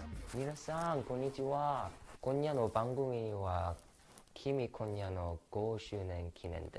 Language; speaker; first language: Japanese; non-native, learner; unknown